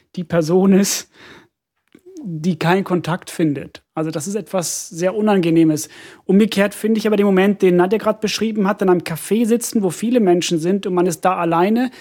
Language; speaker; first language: German; non-native, fluent; Finnish